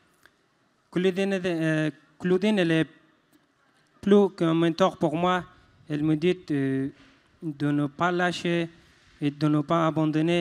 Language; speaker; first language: French; non-native, fluent; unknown